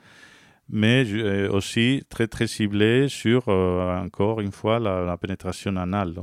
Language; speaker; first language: French; non-native, fluent; Spanish